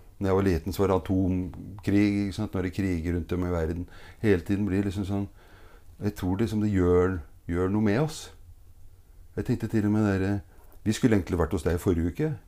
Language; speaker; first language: Norwegian; native; Norwegian